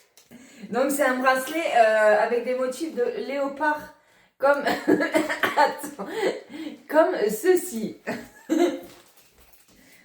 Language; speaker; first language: French; native; French